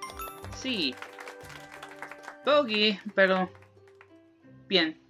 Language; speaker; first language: Spanish; non-native, learner; English